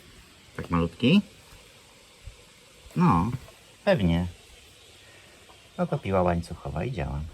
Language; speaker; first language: Polish; native; Polish